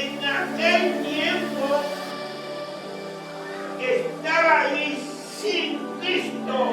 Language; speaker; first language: Spanish; non-native, learner; Haitian Creole